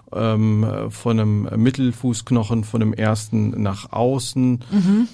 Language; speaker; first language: German; non-native, fluent; Arabic